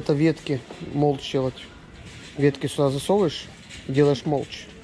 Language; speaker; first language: Russian; native; Russian